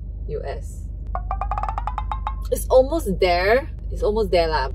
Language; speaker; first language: English; non-native, local second language; Chinese